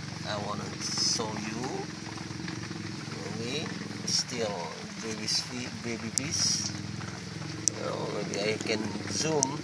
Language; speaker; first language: English; non-native, learner; Indonesian